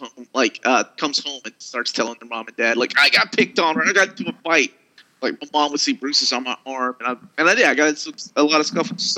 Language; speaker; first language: English; early bilingual, other home language; Spanish